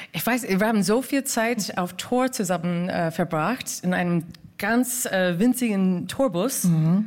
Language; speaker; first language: German; non-native, fluent; English